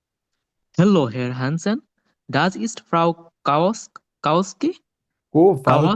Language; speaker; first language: German; non-native, learner; Bangla